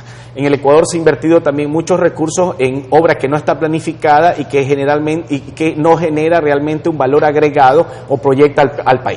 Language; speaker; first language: Spanish; native; Spanish